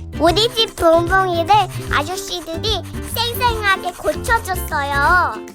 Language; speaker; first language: Korean; early bilingual, heritage; Korean